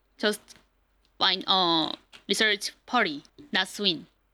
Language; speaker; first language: English; non-native, learner; Korean